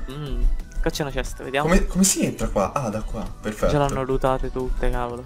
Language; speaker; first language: Italian; native; Italian